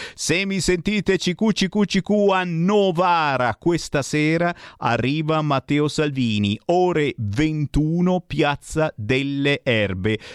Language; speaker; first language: Italian; native; Italian